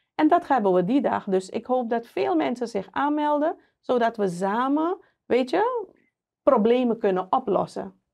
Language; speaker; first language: Dutch; native; Dutch